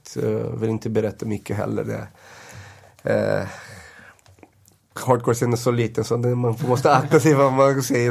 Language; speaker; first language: Swedish; non-native, fluent; Portuguese